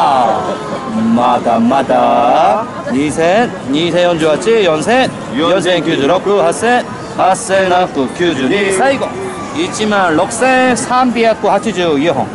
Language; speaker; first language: Japanese; non-native, learner; Korean